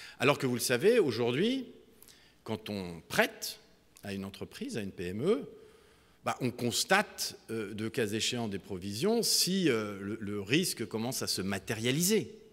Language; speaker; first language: French; native; French